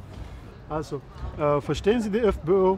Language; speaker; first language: German; non-native, learner; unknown